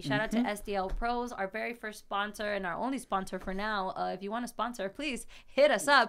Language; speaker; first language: English; early bilingual, other home language; Spanish